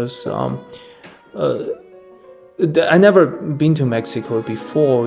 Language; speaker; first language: English; non-native, fluent; Chinese